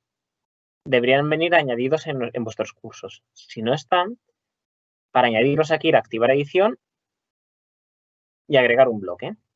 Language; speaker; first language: Spanish; native; Spanish